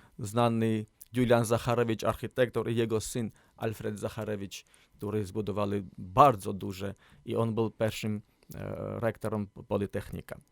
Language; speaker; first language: Polish; non-native, learner; Armenian